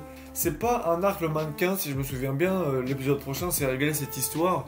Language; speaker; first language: French; native; French